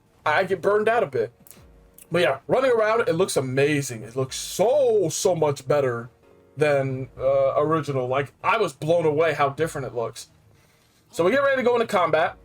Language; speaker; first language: English; native; English